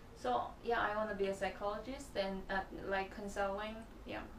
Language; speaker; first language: English; non-native, learner; Chinese